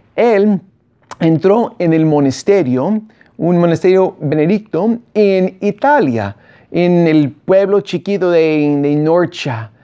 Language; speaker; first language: Spanish; non-native, fluent; English